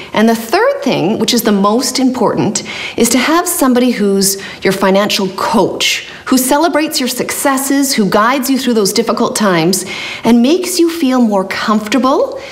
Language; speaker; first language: English; native; English